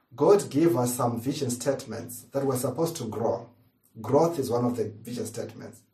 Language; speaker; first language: English; non-native, local second language; Shona